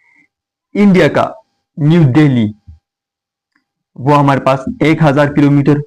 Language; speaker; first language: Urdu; non-native, fluent; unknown